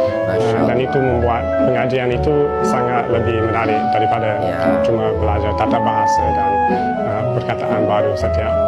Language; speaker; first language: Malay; non-native, fluent; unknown